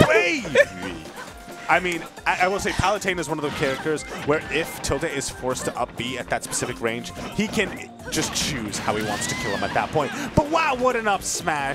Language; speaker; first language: English; native; English